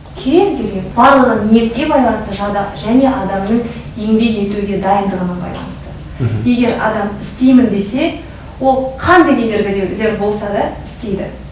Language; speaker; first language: Kazakh; non-native, local second language; Russian